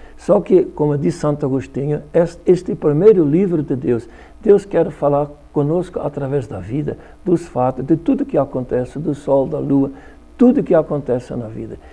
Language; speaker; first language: Portuguese; non-native, fluent; Dutch